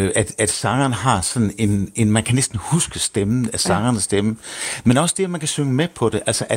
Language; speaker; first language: Danish; native; Danish